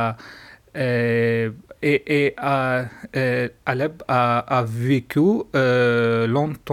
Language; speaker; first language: French; non-native, learner; Arabic